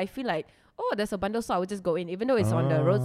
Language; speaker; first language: English; non-native, local second language; Malay